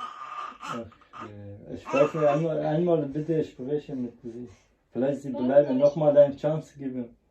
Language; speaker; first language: German; non-native, learner; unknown